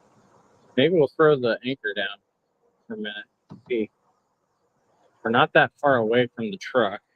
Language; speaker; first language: English; native; English